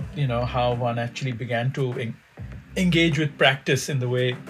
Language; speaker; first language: English; non-native, local second language; Hindi